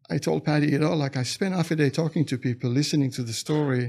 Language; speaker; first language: English; non-native, fluent; Hebrew